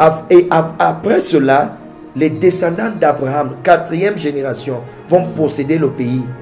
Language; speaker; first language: French; non-native, local second language; English